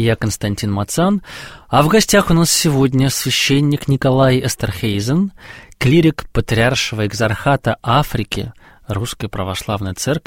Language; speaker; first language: Russian; native; Russian